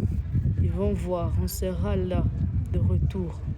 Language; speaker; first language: French; non-native, local second language; Kinyarwanda